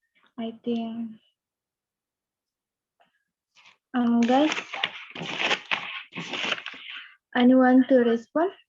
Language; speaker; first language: English; non-native, learner; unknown